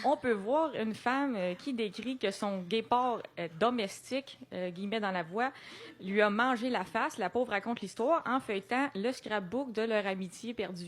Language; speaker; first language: French; native; French